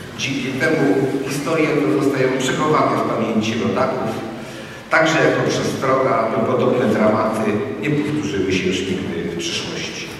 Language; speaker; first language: Polish; native; Polish